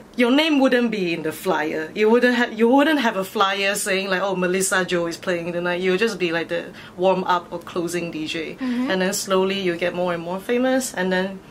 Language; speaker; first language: English; non-native, local second language; Chinese